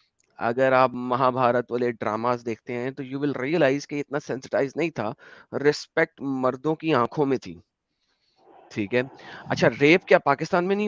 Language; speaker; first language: Hindi; native; Hindi